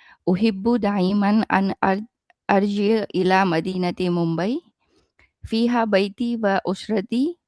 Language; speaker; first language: Arabic; non-native, learner; Hindi